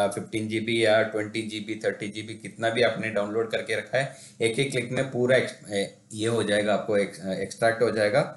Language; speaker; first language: Hindi; non-native, local second language; Tamil